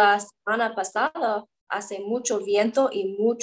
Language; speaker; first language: Spanish; non-native, learner; English